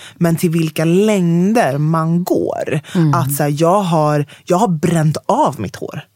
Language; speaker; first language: Swedish; native; Swedish